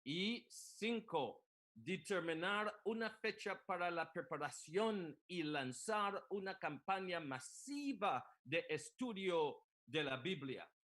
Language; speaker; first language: Spanish; non-native, learner; English